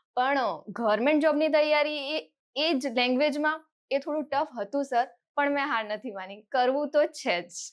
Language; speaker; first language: Gujarati; non-native, local second language; Rajasthani